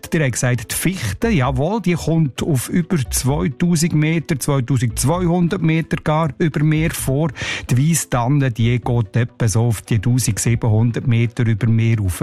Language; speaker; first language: German; native; German